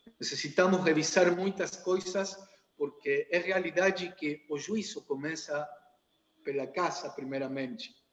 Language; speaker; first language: Portuguese; non-native, learner; Spanish